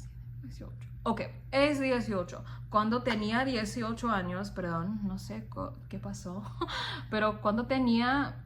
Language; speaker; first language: Spanish; non-native, fluent; English